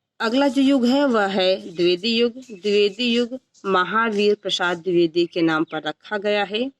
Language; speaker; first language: Hindi; native; Hindi